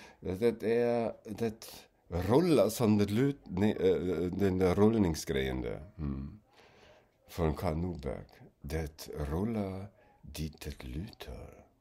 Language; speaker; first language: Swedish; non-native, fluent; German